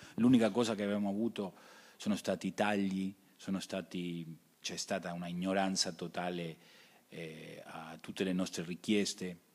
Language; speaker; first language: Italian; early bilingual, heritage; Spanish